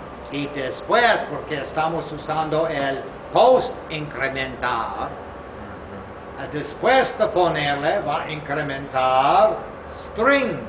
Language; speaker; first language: Spanish; non-native, fluent; English